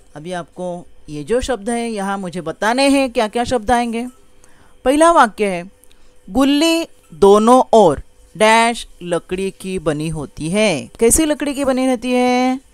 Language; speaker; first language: Hindi; non-native, local second language; Marathi